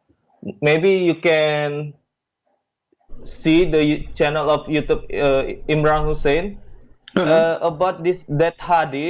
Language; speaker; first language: English; non-native, learner; Indonesian